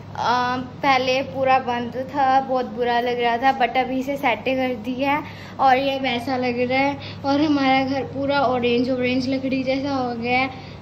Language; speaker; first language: Hindi; non-native, local second language; Punjabi